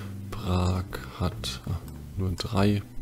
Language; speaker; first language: German; native; German